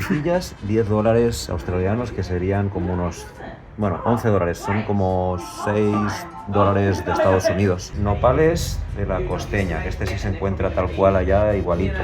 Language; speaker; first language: Spanish; native; Spanish